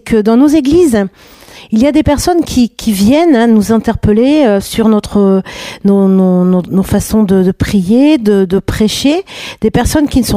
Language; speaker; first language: French; native; French